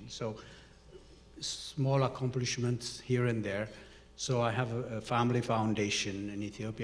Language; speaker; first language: English; non-native, local second language; Amharic